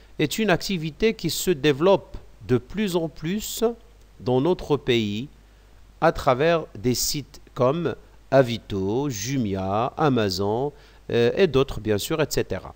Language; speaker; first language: French; non-native, local second language; Arabic